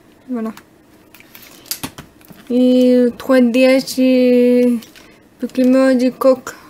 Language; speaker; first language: French; non-native, learner; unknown